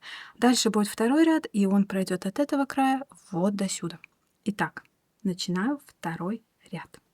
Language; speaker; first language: Russian; native; Russian